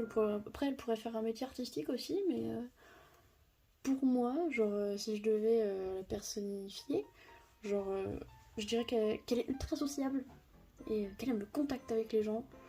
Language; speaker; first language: French; native; French